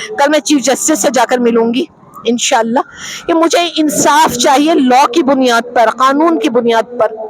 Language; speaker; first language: Urdu; native; Urdu